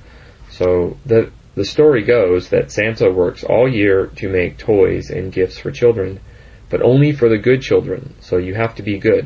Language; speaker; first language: English; native; English